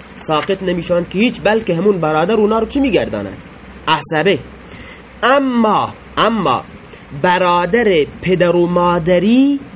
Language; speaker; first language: Persian; native; Persian